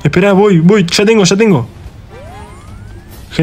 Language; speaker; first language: Spanish; native; Spanish